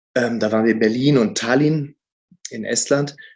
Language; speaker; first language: German; native; German